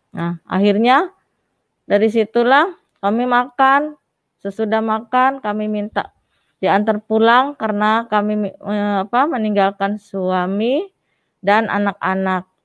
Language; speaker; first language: Indonesian; native; Indonesian